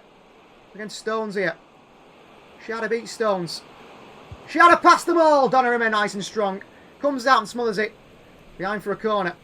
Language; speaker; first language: English; native; English